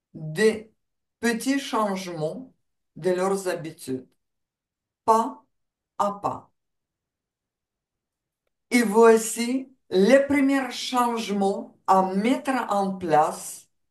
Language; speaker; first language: French; non-native, fluent; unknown